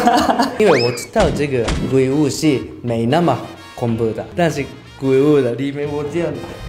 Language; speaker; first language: Chinese; non-native, learner; Japanese